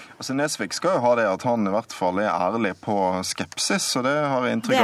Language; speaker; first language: Norwegian; native; Norwegian